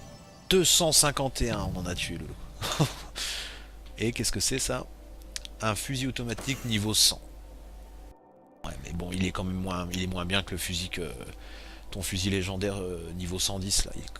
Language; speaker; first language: French; native; French